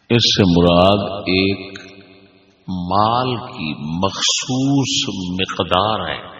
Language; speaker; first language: Urdu; non-native, local second language; Punjabi